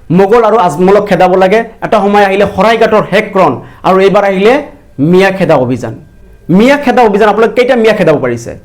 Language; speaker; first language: Assamese; non-native, local second language; Bangla